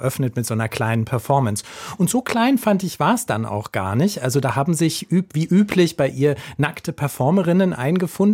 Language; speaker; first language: German; native; German